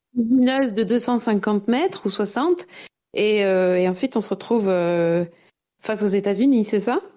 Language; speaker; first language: French; native; French